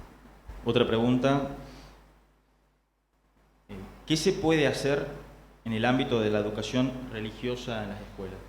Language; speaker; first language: Spanish; native; Spanish